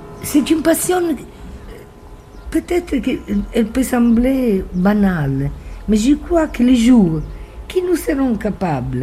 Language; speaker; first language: French; non-native, fluent; Italian